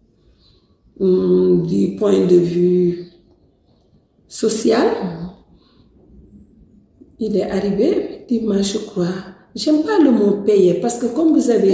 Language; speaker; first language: French; non-native, local second language; Wolof